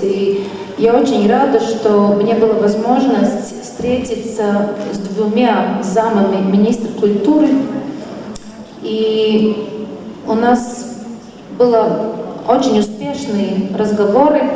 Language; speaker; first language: Russian; non-native, local second language; Latvian